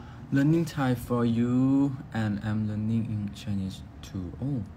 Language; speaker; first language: English; non-native, learner; Thai